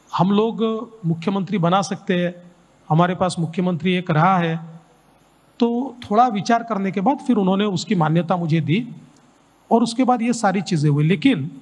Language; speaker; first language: Hindi; non-native, local second language; Marathi